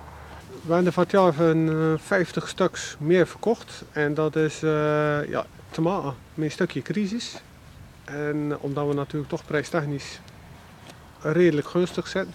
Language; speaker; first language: Dutch; native; Dutch